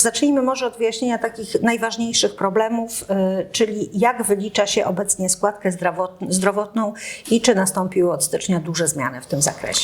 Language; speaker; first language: Polish; native; Polish